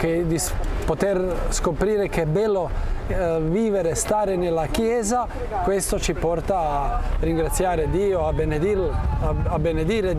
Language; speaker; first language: Italian; non-native, fluent; Croatian